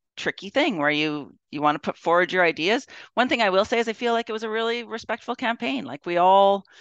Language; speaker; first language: English; native; English